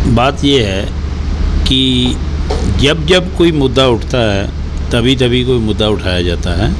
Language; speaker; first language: Hindi; non-native, local second language; Punjabi